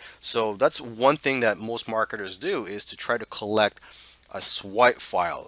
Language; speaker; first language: English; native; English